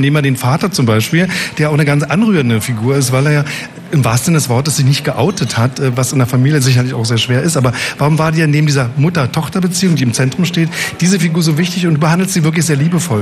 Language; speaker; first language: German; native; German